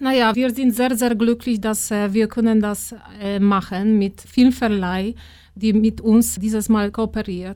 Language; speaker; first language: German; non-native, fluent; Polish